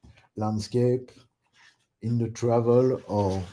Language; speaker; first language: English; non-native, learner; French